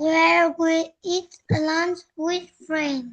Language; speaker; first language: English; non-native, learner; Vietnamese